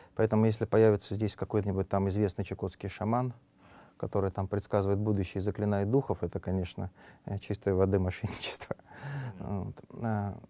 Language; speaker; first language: Russian; native; Russian